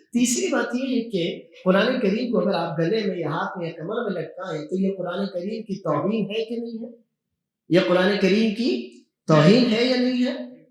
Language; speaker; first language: Urdu; native; Urdu